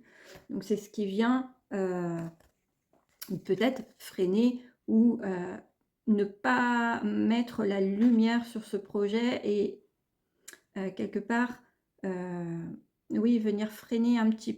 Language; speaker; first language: French; native; French